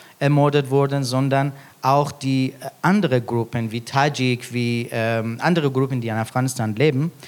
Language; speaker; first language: German; non-native, fluent; Persian